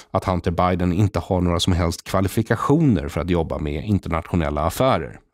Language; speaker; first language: Swedish; native; Swedish